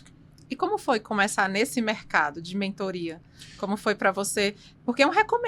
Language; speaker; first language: Portuguese; native; Portuguese